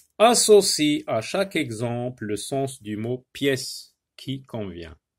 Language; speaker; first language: French; non-native, local second language; Arabic